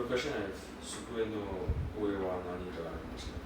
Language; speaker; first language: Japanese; non-native, learner; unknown